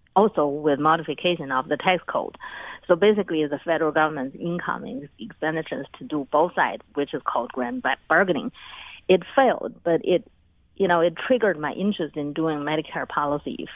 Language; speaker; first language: English; non-native, fluent; Chinese